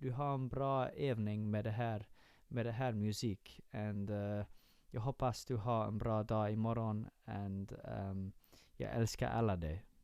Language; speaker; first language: Swedish; non-native, learner; English